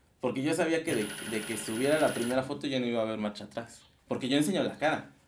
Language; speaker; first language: Spanish; native; Spanish